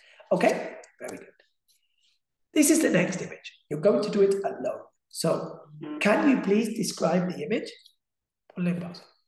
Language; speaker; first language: English; native; English